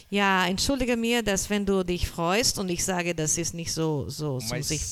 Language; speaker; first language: German; non-native, learner; Portuguese